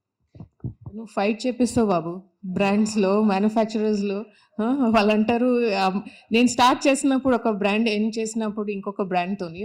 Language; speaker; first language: Telugu; non-native, local second language; Tamil